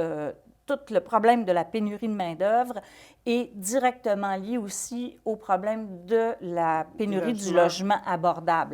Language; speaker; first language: French; native; French